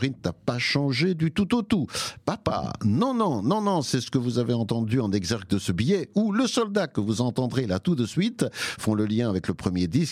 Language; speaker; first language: French; native; French